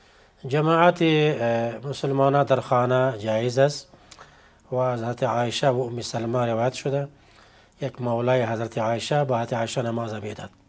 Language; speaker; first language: Persian; native; Persian